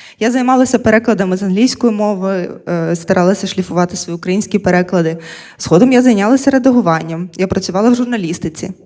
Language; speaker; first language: Ukrainian; non-native, local second language; Russian